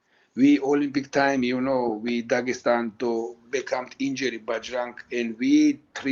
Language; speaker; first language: English; non-native, learner; Georgian